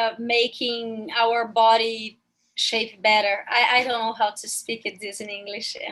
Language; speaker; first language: English; non-native, learner; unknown